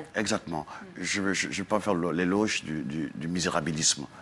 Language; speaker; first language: French; non-native, local second language; Dyula